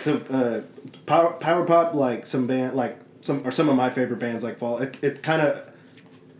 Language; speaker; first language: English; native; English